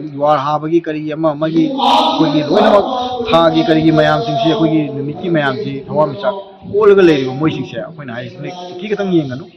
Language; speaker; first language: Manipuri; native; Manipuri